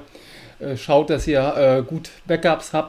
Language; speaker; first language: German; native; German